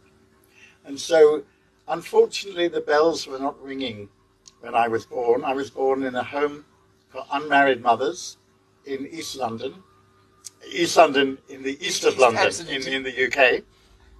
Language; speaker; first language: English; native; English